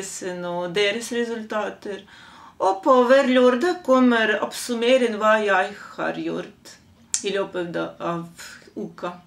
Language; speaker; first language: Norwegian; non-native, fluent; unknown